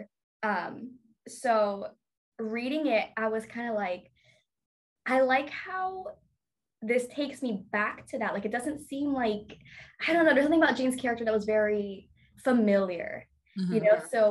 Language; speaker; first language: English; native; English